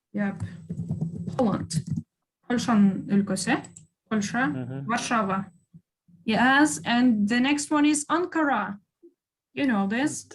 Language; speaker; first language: English; non-native, fluent; Kyrgyz